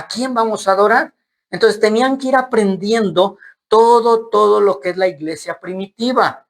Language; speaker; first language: Spanish; native; Spanish